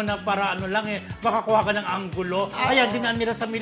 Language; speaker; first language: Filipino; native; Filipino